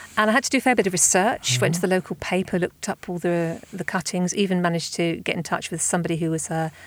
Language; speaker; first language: English; native; English